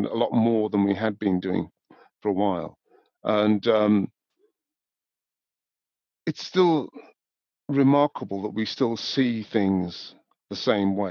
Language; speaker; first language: English; native; English